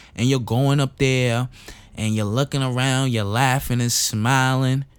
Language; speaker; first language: English; non-native, local second language; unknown